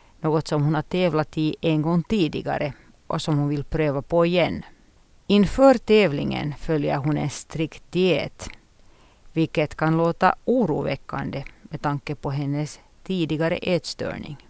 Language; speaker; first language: Swedish; native; Swedish